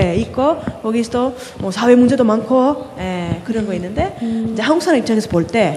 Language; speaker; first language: Korean; non-native, fluent; Finnish